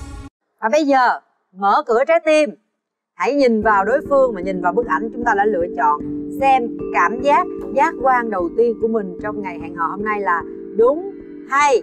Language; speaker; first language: Vietnamese; native; Vietnamese